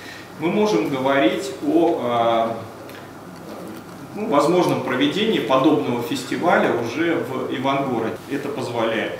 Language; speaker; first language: Russian; native; Russian